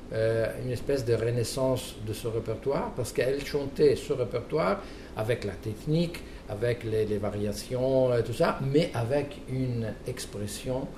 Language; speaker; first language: French; non-native, fluent; Italian